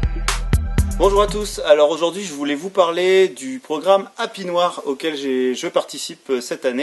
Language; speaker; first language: French; native; French